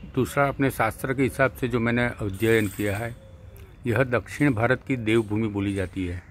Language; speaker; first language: Hindi; non-native, local second language; Gujarati